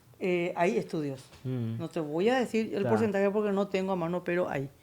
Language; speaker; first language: Spanish; native; Spanish